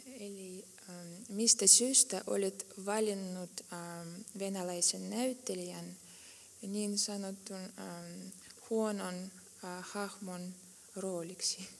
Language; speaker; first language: Finnish; non-native, fluent; Russian